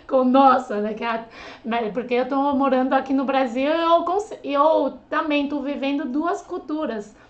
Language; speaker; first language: Portuguese; non-native, fluent; Chinese